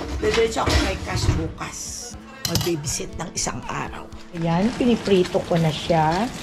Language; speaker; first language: Filipino; non-native, local second language; Cebuano